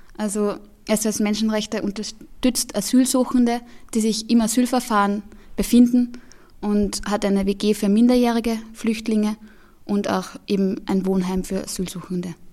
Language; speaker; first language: German; native; German